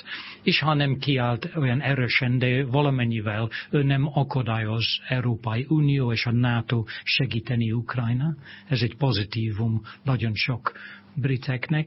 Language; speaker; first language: Hungarian; non-native, fluent; English